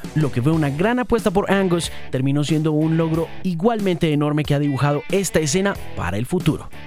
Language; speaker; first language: Spanish; native; Spanish